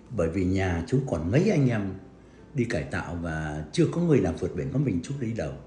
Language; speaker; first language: Vietnamese; native; Vietnamese